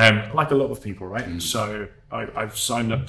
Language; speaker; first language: English; native; English